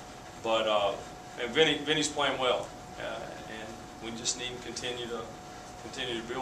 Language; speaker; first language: English; native; English